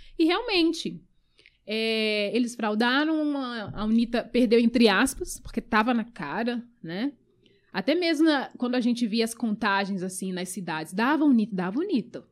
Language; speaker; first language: Portuguese; early bilingual, other home language; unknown